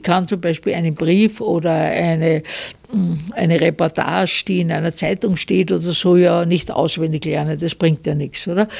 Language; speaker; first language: German; native; German